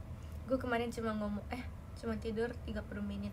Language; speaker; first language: Indonesian; native; Indonesian